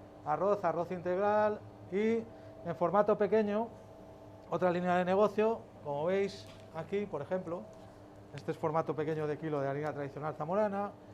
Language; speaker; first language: Spanish; native; Spanish